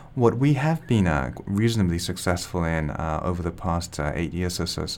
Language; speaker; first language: English; non-native, fluent; Japanese